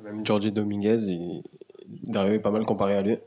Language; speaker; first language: French; native; French